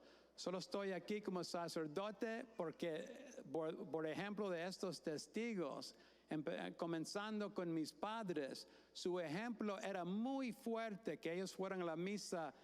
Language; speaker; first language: Spanish; non-native, fluent; English